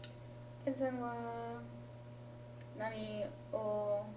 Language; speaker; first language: Japanese; non-native, learner; English